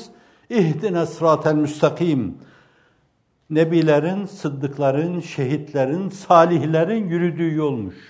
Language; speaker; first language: Turkish; native; Turkish